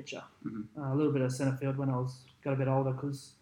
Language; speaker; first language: English; native; English